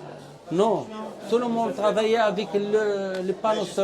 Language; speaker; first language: French; non-native, learner; Arabic